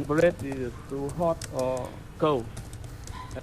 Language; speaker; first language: English; non-native, learner; Vietnamese